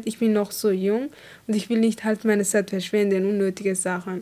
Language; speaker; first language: German; non-native, learner; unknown